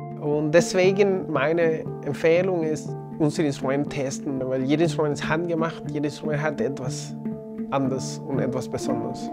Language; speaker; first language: German; non-native, fluent; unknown